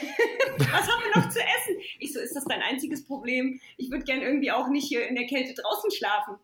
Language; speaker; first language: German; native; German